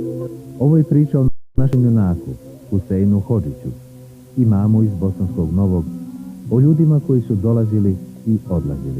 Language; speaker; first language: Bosnian; native; Bosnian